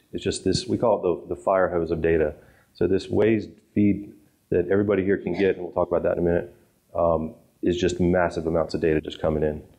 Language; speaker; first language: English; native; English